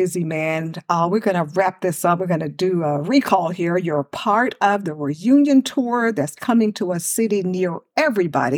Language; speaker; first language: English; native; English